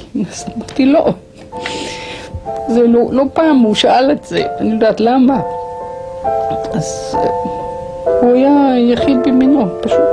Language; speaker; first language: Hebrew; non-native, fluent; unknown